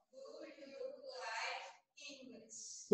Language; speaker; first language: English; non-native, learner; Portuguese